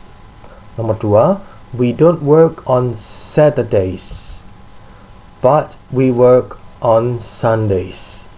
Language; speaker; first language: English; non-native, fluent; Indonesian